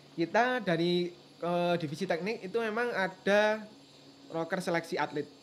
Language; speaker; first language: Indonesian; native; Indonesian